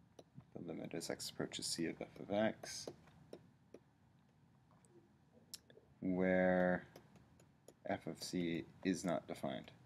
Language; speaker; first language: English; native; English